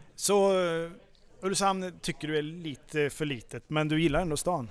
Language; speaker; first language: Swedish; native; Swedish